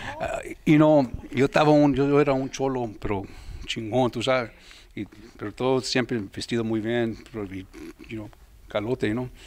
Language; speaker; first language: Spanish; early bilingual, heritage; Spanish